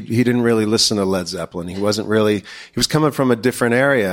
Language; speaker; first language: English; native; English